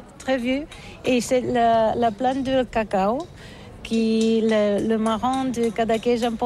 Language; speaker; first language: French; non-native, learner; Catalan